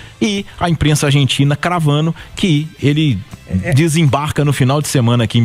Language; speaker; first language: Portuguese; native; Portuguese